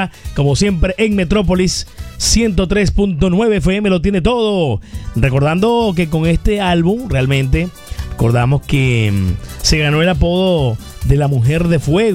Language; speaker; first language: Spanish; native; Spanish